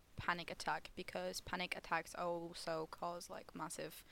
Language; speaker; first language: English; non-native, fluent; Polish